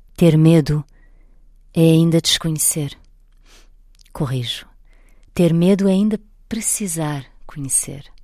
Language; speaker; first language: Portuguese; native; Portuguese